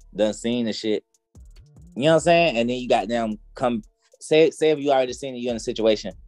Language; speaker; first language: English; native; English